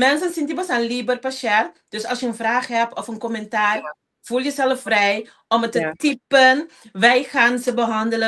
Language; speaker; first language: Dutch; non-native, local second language; Papiamento